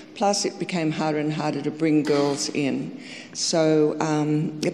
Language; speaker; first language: English; native; English